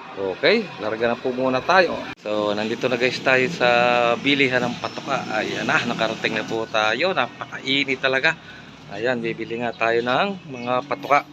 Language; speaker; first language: Filipino; native; Filipino